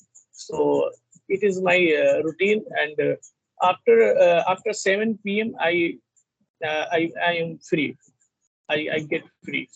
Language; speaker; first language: English; non-native, learner; Hindi